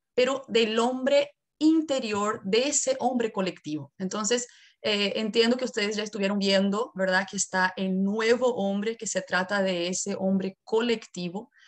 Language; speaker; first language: Spanish; non-native, fluent; Portuguese